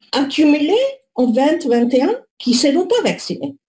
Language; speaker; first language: French; non-native, fluent; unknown